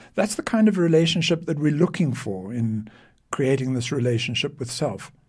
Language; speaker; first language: English; native; English